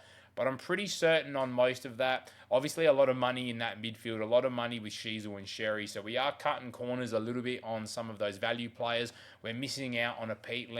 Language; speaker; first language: English; native; English